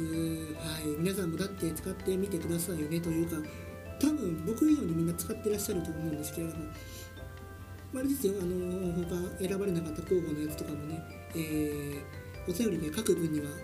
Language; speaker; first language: Japanese; native; Japanese